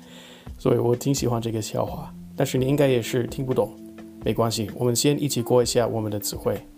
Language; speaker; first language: Chinese; non-native, fluent; English